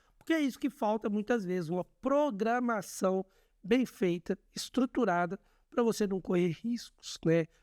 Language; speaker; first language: Portuguese; native; Portuguese